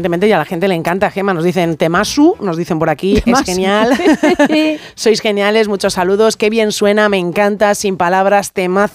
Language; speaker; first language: Spanish; native; Spanish